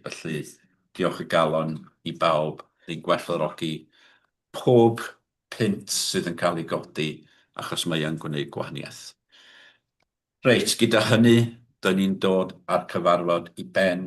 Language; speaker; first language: Welsh; native; Welsh